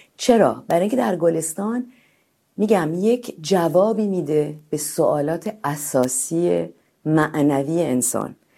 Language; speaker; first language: Persian; native; Persian